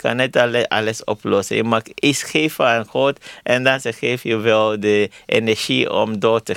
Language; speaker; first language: Dutch; non-native, learner; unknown